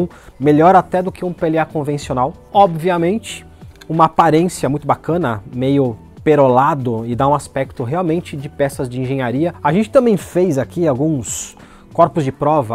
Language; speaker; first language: Portuguese; native; Portuguese